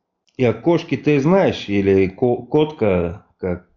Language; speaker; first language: Russian; non-native, learner; Bulgarian